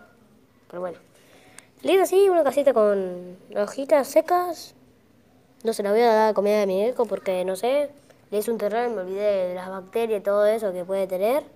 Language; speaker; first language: Spanish; native; Spanish